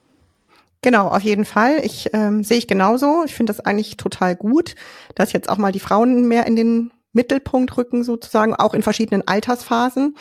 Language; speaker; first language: German; native; German